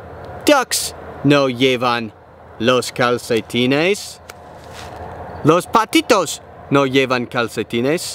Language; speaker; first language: Spanish; non-native, learner; English